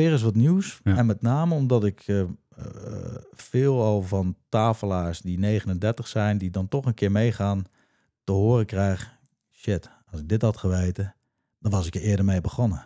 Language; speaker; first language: Dutch; native; Dutch